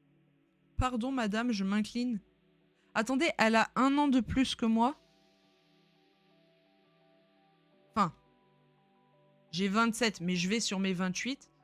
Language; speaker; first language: French; native; French